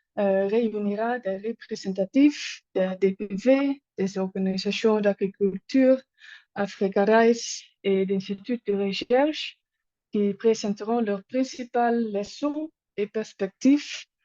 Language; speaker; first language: French; non-native, learner; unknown